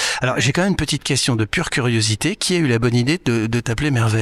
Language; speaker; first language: French; native; French